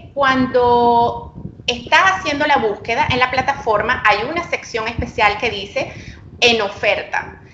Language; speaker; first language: Spanish; native; Spanish